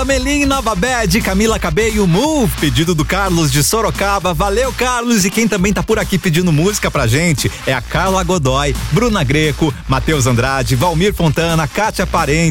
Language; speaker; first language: Portuguese; native; Portuguese